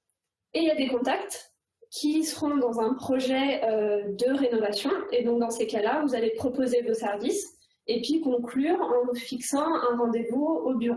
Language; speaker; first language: French; native; French